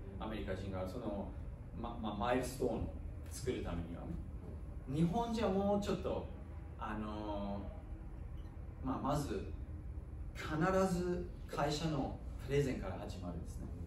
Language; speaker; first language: Japanese; non-native, fluent; German